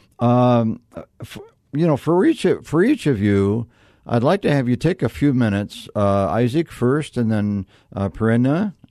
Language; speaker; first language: English; native; English